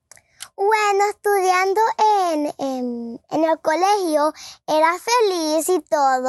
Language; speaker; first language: Spanish; early bilingual, heritage; Spanish